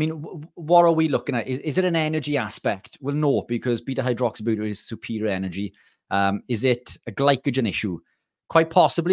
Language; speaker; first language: English; native; English